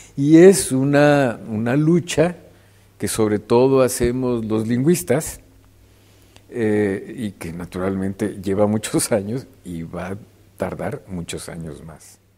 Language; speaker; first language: Spanish; native; Spanish